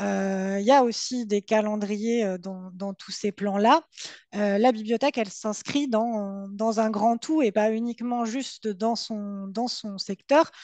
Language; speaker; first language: French; native; French